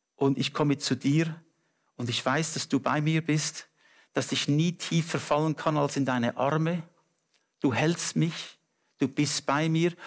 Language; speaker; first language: German; non-native, fluent; English